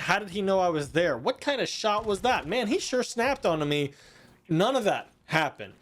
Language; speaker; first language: English; native; English